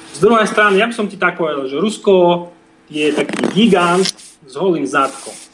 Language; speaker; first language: Slovak; non-native, fluent; Russian